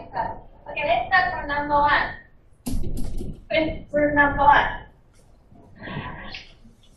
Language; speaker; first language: English; non-native, fluent; Russian